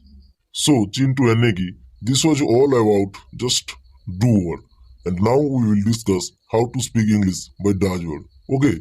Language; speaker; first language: English; non-native, local second language; Bangla